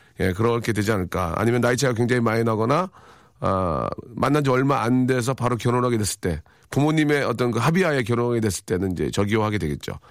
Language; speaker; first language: Korean; native; Korean